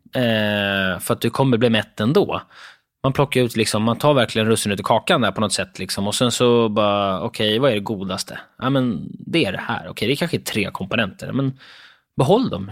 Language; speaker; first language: Swedish; native; Swedish